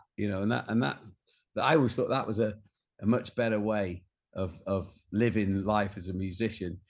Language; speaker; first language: English; native; English